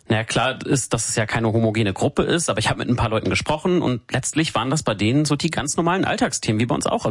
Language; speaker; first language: German; native; German